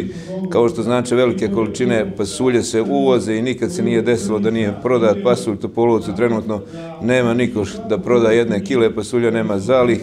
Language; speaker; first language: Serbian; native; Serbian